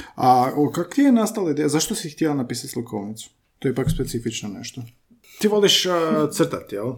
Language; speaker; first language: Croatian; native; Croatian